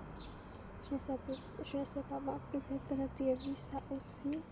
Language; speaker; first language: French; non-native, learner; German